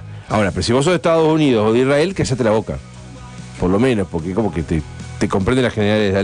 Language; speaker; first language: Spanish; native; Spanish